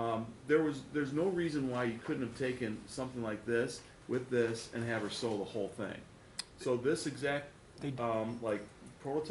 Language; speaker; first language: English; native; English